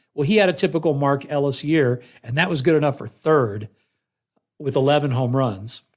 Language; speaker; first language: English; native; English